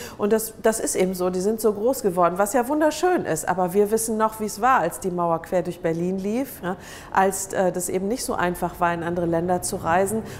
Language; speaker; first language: German; native; German